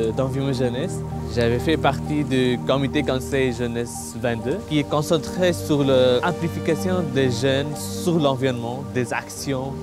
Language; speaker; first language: French; non-native, learner; Bangla